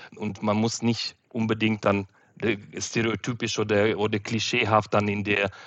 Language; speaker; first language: German; non-native, fluent; Ukrainian